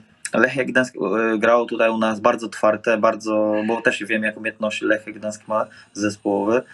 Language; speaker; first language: Polish; non-native, fluent; Portuguese